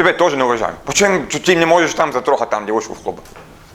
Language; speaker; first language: Russian; non-native, learner; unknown